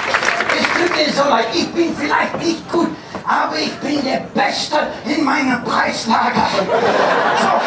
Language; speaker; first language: German; non-native, fluent; English